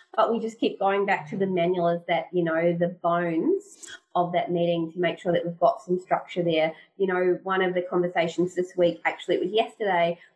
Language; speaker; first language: English; native; English